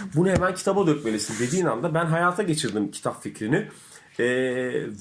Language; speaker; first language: Turkish; native; Turkish